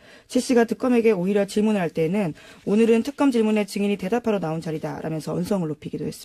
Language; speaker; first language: Korean; native; Korean